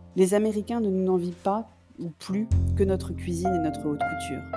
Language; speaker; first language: French; native; French